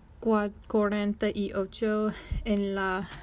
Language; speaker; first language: Spanish; non-native, learner; English